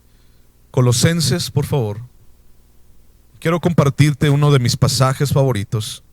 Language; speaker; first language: Spanish; native; Spanish